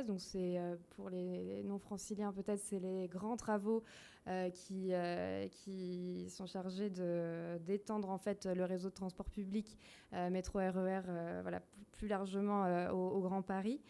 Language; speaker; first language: French; native; French